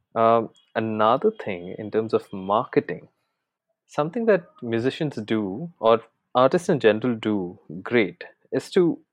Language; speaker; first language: English; non-native, local second language; Hindi